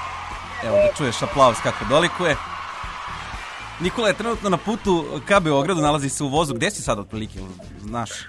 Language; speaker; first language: Serbian; native; Serbian